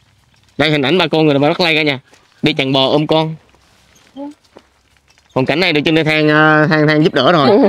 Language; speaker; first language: Vietnamese; native; Vietnamese